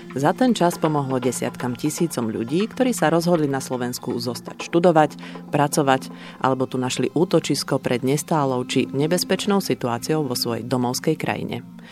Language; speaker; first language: Slovak; native; Slovak